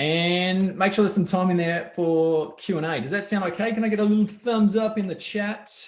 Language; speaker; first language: English; native; English